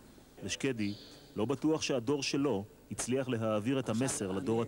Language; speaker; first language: Hebrew; native; Hebrew